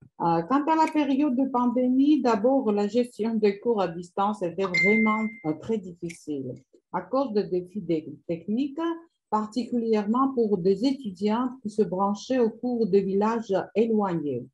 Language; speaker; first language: French; non-native, fluent; Georgian